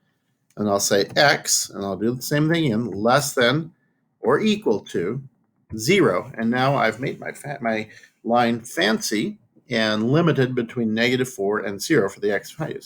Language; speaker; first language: English; native; English